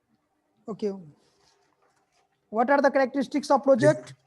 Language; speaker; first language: English; non-native, local second language; Hindi